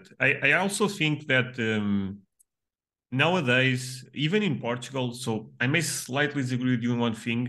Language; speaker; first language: English; non-native, fluent; Portuguese